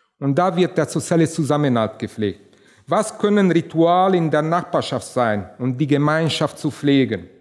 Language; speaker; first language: German; non-native, fluent; Italian